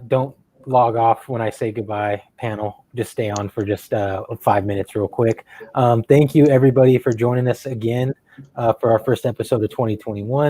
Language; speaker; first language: English; native; English